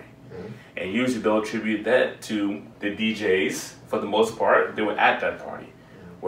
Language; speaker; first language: English; native; English